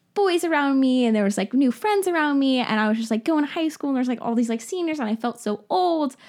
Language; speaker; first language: English; native; English